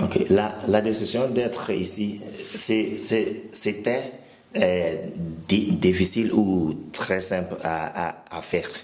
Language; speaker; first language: French; non-native, fluent; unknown